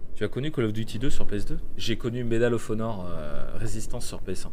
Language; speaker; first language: French; native; French